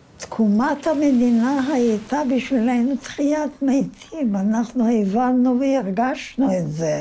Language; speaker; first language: Hebrew; non-native, fluent; Yiddish